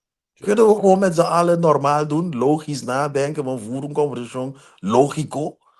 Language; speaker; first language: Dutch; non-native, local second language; Papiamento